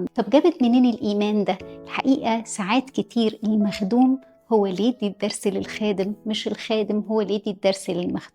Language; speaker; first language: Arabic; native; Arabic